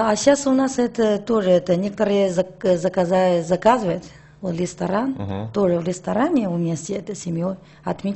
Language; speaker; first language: Russian; non-native, learner; Chinese